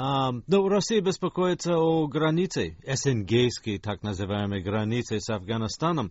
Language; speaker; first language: Russian; non-native, fluent; English